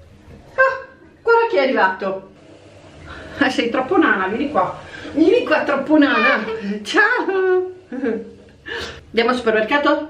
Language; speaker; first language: Italian; native; Italian